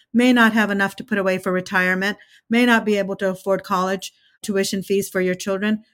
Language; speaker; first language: English; early bilingual, other home language; Telugu